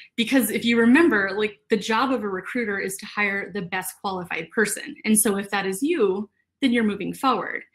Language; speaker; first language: English; native; English